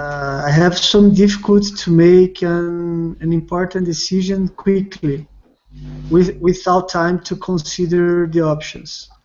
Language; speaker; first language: English; non-native, learner; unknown